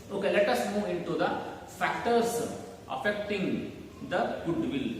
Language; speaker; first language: English; non-native, local second language; Kannada